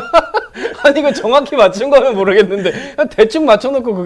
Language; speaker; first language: Korean; native; Korean